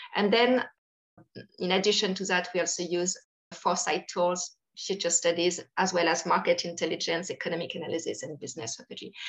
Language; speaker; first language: English; non-native, fluent; French